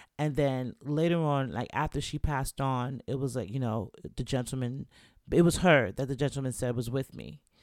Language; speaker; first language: English; native; English